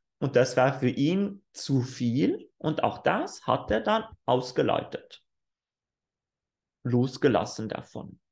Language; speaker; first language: German; non-native, fluent; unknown